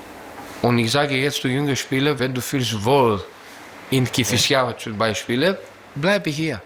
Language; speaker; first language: German; non-native, learner; Greek